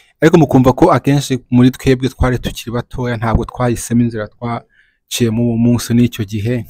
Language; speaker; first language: Kinyarwanda; early bilingual, other home language; French